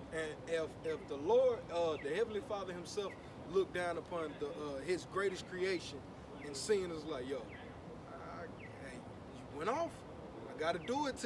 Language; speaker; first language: English; native; English